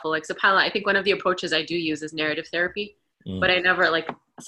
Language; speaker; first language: English; non-native, fluent; Arabic